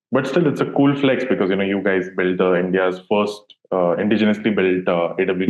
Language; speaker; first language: English; non-native, local second language; Hindi